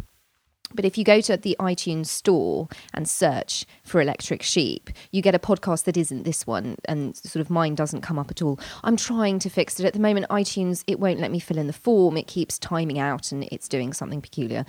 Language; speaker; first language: English; native; English